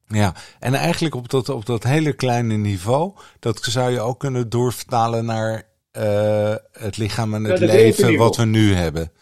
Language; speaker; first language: Dutch; native; Dutch